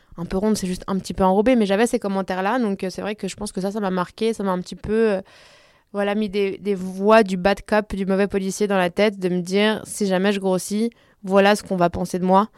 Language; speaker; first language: French; early bilingual, other home language; Spanish